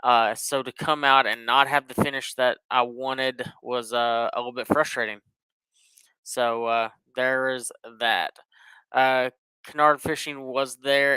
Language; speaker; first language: English; native; English